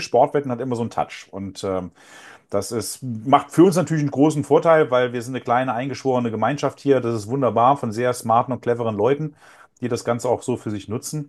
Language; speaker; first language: German; native; German